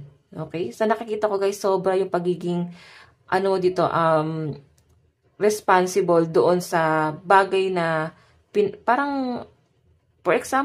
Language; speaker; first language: Filipino; native; Filipino